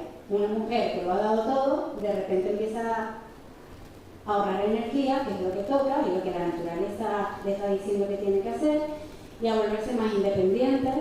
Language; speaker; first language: Spanish; native; Spanish